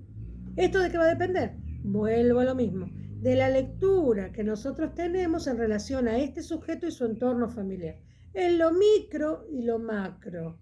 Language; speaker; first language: Spanish; native; Spanish